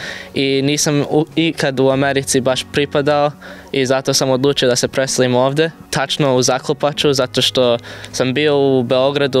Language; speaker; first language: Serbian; early bilingual, heritage; English